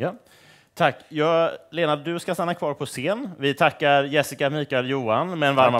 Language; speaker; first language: Swedish; native; Swedish